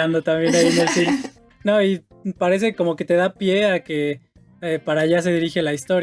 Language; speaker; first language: Spanish; native; Spanish